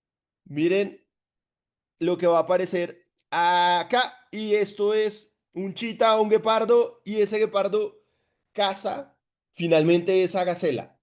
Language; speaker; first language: Spanish; native; Spanish